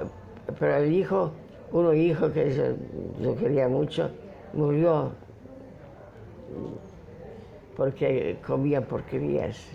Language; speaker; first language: Spanish; non-native, fluent; Polish